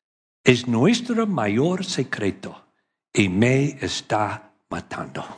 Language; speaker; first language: Spanish; non-native, learner; English